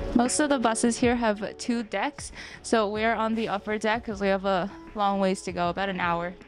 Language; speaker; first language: English; non-native, fluent; Chinese